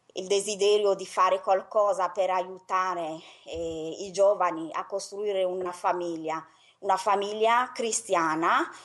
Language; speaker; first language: Italian; non-native, fluent; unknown